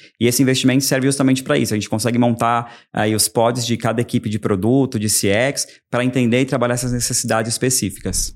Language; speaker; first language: Portuguese; native; Portuguese